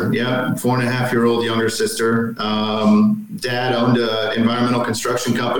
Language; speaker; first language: English; native; English